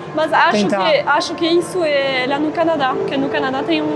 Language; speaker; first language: Portuguese; non-native, fluent; French